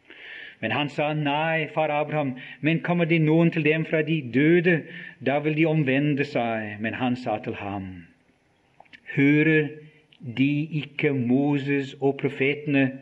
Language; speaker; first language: Norwegian; non-native, fluent; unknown